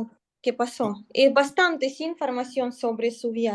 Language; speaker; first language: Spanish; non-native, learner; Russian